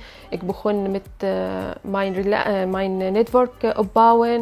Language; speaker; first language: Dutch; non-native, learner; Arabic